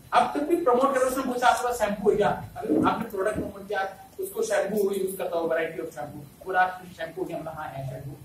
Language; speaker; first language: Hindi; non-native, local second language; Malayalam